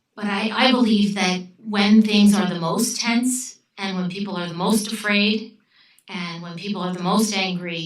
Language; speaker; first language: English; early bilingual, other home language; Romanian